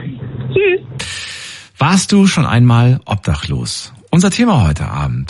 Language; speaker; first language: German; native; German